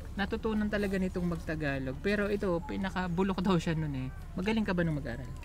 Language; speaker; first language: Filipino; native; Filipino